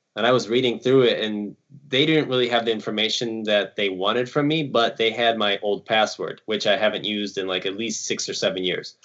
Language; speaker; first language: English; early bilingual, other home language; Ukrainian